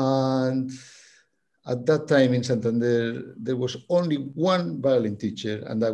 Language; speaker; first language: English; non-native, fluent; Spanish